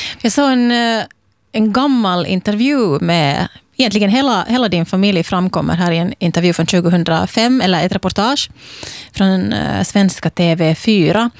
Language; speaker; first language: Swedish; native; Swedish